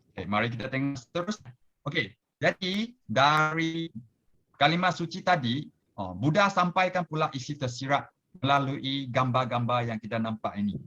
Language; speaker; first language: Malay; non-native, local second language; Chinese